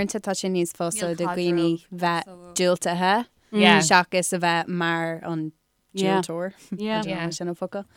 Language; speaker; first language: Irish; non-native, local second language; English